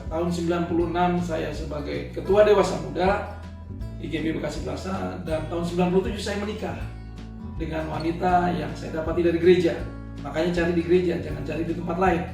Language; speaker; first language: Indonesian; native; Indonesian